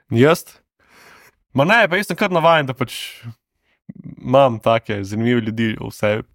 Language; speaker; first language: Slovenian; native; Slovenian